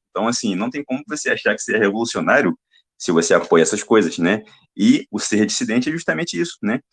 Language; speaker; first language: Portuguese; native; Portuguese